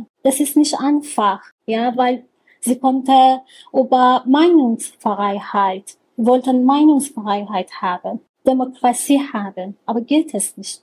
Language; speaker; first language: German; non-native, learner; Persian